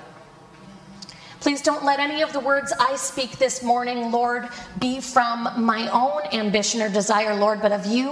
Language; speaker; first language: English; native; English